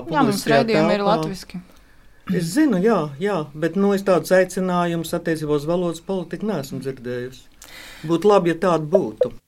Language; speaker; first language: Latvian; non-native, local second language; Russian